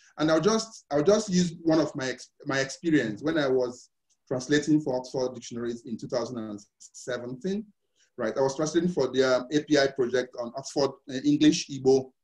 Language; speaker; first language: English; non-native, local second language; Igbo